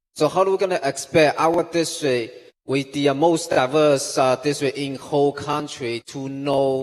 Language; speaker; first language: English; non-native, fluent; Chinese